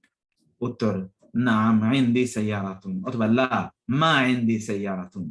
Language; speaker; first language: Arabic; non-native, fluent; Bangla